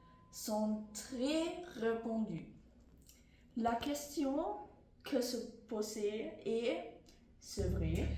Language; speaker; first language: French; non-native, learner; German